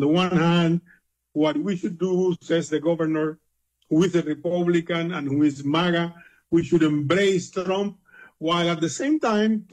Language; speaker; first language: English; non-native, fluent; Spanish